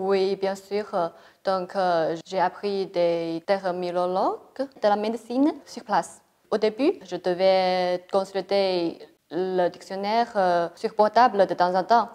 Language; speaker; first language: French; non-native, fluent; Chinese